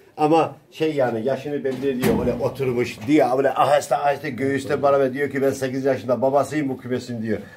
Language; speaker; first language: Turkish; native; Turkish